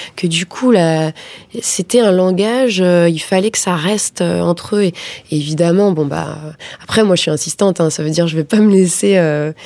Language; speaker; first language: French; native; French